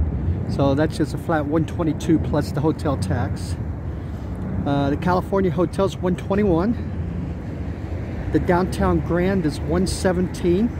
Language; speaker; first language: English; native; English